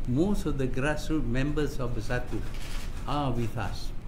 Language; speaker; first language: English; non-native, local second language; Malay